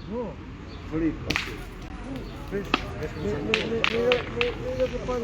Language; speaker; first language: Spanish; non-native, local second language; Galician